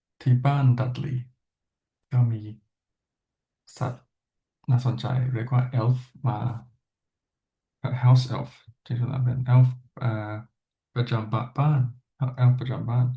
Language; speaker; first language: Thai; non-native, fluent; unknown